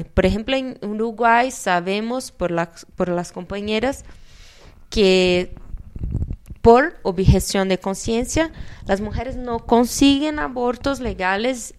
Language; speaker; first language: Spanish; non-native, fluent; Portuguese